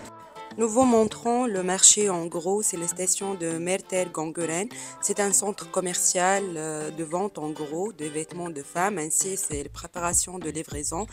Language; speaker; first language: French; non-native, learner; Turkish